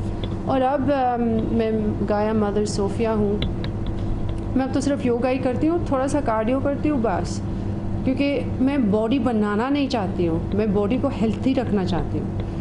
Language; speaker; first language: Hindi; non-native, fluent; English